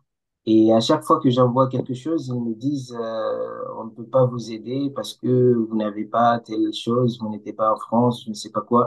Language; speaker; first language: French; non-native, local second language; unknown